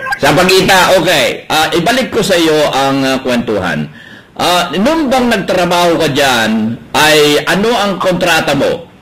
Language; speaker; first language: Filipino; native; Filipino